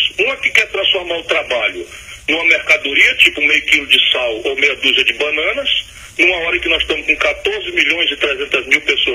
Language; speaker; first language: Portuguese; native; Portuguese